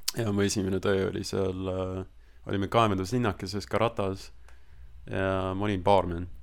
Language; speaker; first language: Estonian; early bilingual, other home language; Russian